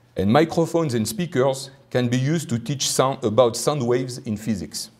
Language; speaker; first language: English; non-native, fluent; French